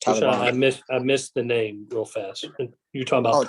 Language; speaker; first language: English; native; English